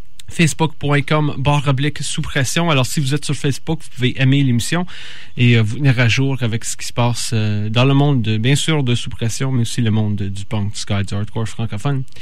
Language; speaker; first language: French; native; French